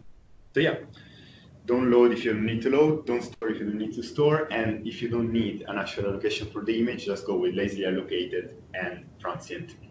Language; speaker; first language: English; non-native, fluent; Italian